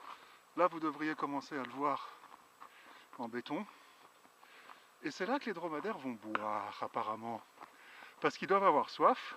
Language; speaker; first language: French; native; French